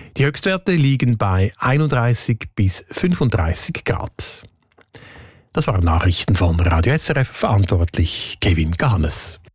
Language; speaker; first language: German; native; German